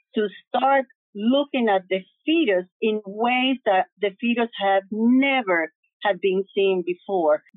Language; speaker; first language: English; early bilingual, other home language; Spanish